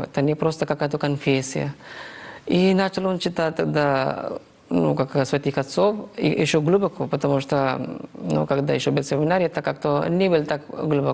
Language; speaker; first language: Russian; non-native, fluent; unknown